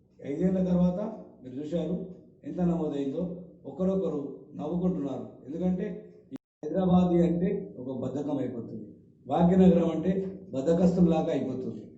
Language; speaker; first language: Telugu; native; Telugu